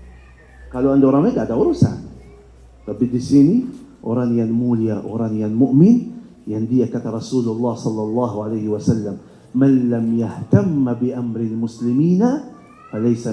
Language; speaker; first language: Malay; non-native, fluent; Arabic